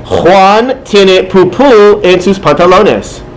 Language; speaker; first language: Spanish; non-native, fluent; English